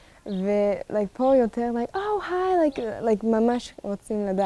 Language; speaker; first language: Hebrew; non-native, learner; English